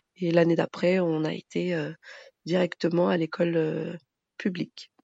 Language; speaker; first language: French; early bilingual, other home language; Arabic